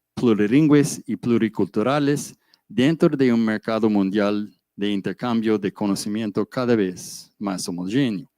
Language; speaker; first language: Spanish; non-native, fluent; English